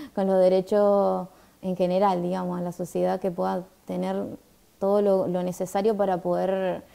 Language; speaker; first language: Spanish; native; Spanish